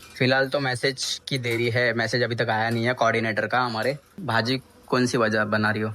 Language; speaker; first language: Hindi; non-native, local second language; Marathi